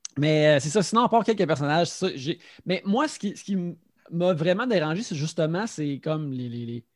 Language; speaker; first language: French; native; French